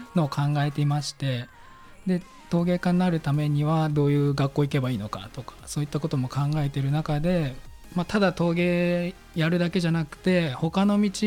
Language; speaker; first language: Japanese; native; Japanese